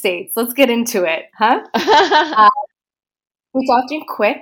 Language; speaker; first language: English; native; English